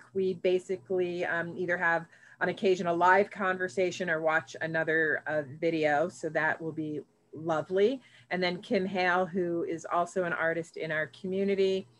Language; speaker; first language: English; native; English